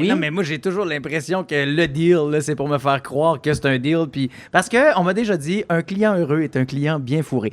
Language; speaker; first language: French; native; French